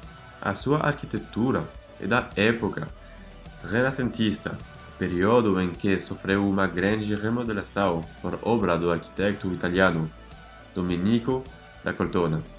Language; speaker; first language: Portuguese; non-native, fluent; French